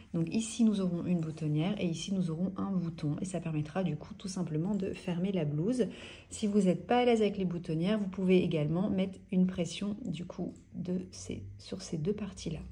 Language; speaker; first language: French; native; French